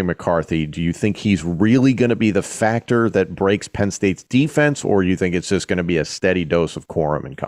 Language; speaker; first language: English; native; English